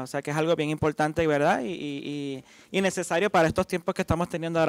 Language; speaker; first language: Spanish; native; Spanish